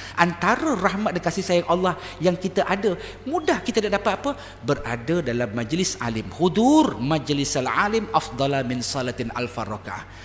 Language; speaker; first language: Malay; native; Malay